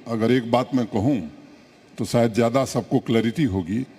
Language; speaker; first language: Hindi; native; Hindi